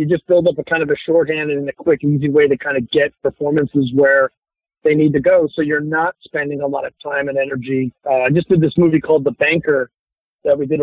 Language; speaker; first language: English; native; English